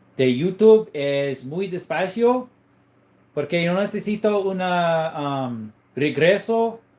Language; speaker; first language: Spanish; non-native, learner; English